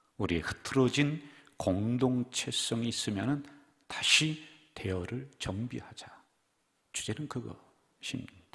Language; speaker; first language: Korean; native; Korean